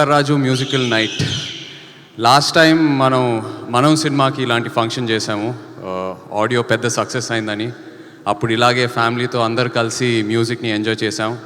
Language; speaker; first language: Telugu; native; Telugu